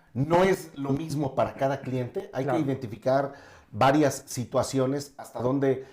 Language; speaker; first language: Spanish; native; Spanish